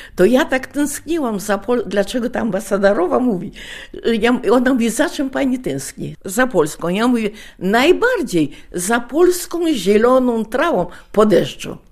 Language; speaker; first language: Polish; native; Polish